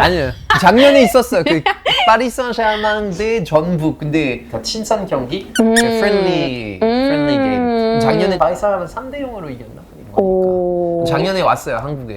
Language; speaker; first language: Korean; non-native, fluent; French